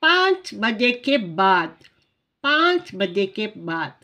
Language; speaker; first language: Hindi; non-native, local second language; Tamil